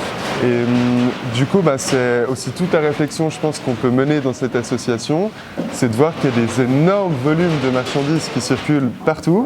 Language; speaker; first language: French; native; French